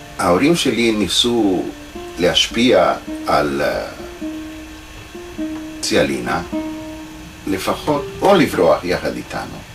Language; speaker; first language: Hebrew; non-native, fluent; Italian